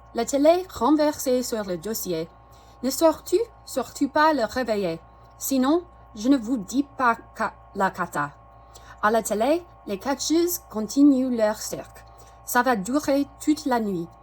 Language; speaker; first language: French; non-native, fluent; English